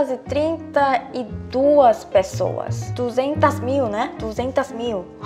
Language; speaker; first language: Portuguese; non-native, fluent; Korean